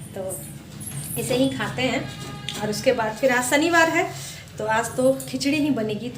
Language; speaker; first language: Hindi; non-native, local second language; Bangla